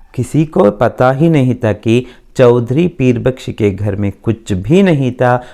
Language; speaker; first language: Hindi; non-native, local second language; Kannada